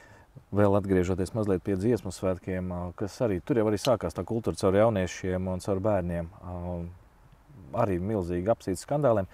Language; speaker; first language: Latvian; native; Latvian